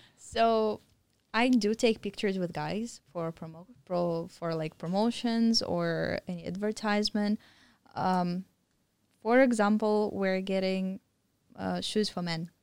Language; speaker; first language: English; non-native, fluent; Russian